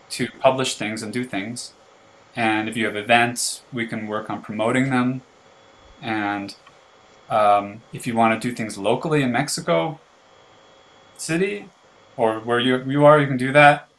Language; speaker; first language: English; native; English